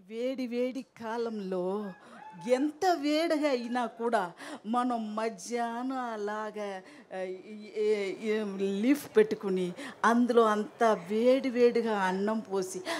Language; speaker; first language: Telugu; non-native, fluent; Tamil